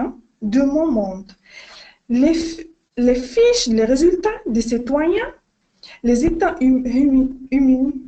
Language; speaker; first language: French; non-native, learner; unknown